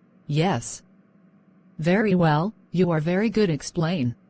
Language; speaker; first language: English; non-native, learner; Khmer